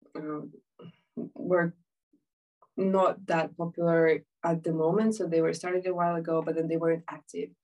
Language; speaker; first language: English; non-native, fluent; Ukrainian